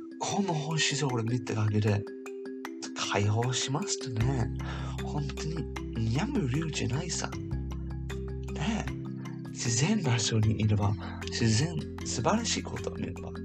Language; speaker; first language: Japanese; non-native, learner; English